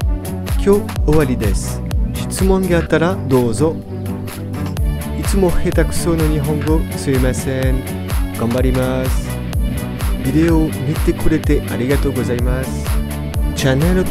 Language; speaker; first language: Japanese; non-native, learner; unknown